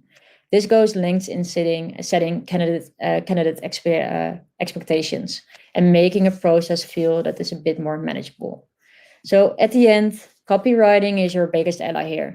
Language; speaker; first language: English; non-native, fluent; Dutch